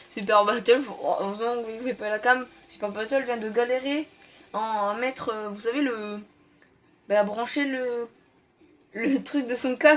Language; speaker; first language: French; native; French